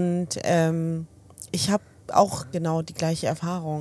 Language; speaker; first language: German; early bilingual, other home language; Arabic